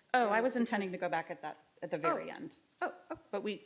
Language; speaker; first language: English; native; English